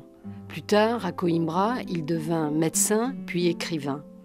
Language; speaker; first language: French; native; French